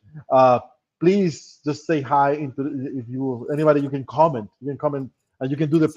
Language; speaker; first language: English; non-native, fluent; Spanish